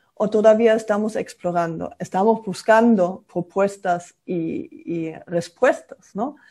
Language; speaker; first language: Spanish; non-native, fluent; German